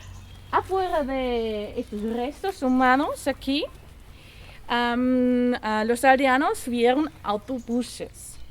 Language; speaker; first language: Spanish; non-native, learner; German